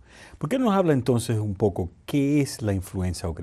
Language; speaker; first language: Spanish; native; Spanish